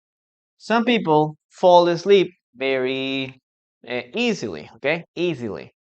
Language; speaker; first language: English; non-native, fluent; Spanish